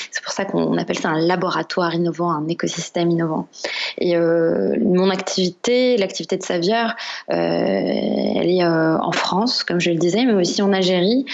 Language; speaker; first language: French; non-native, local second language; Arabic